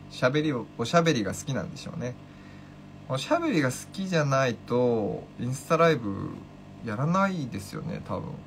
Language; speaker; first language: Japanese; native; Japanese